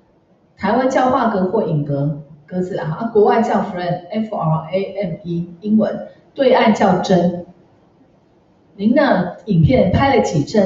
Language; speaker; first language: Chinese; native; Chinese